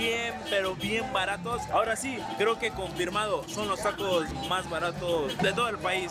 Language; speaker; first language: Spanish; native; Spanish